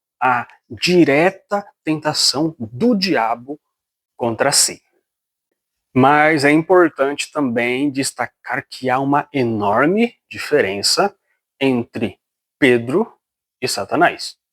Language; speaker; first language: Portuguese; native; Portuguese